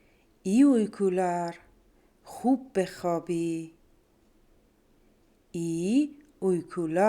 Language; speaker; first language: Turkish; non-native, fluent; Persian